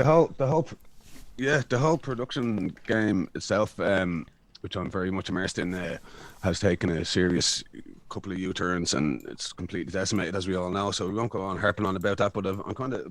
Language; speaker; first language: English; native; English